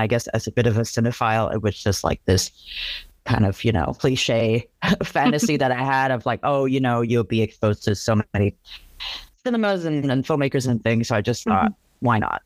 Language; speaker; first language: English; non-native, local second language; Cantonese